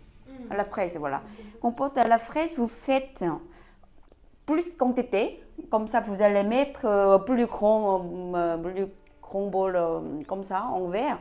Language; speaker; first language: French; non-native, learner; Korean